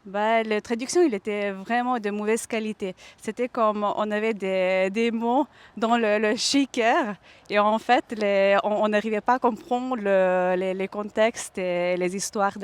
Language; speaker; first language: French; non-native, fluent; Lithuanian